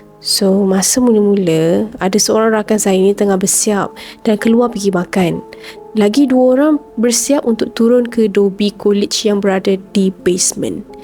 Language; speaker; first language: Malay; native; Malay